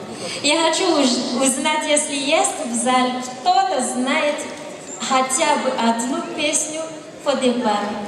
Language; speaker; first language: Russian; non-native, learner; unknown